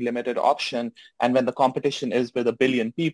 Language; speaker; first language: English; non-native, local second language; Hindi